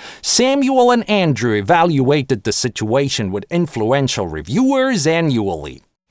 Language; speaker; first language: English; non-native, fluent; Russian